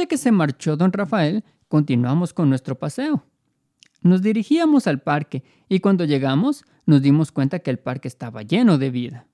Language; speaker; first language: Spanish; native; Spanish